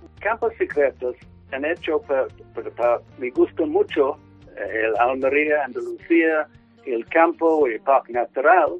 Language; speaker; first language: Spanish; non-native, learner; English